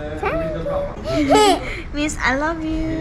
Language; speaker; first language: English; non-native, learner; Korean